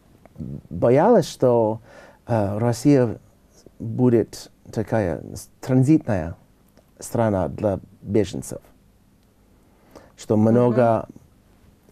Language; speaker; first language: Russian; non-native, learner; English